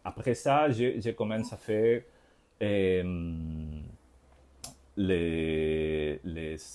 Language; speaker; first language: French; non-native, learner; Spanish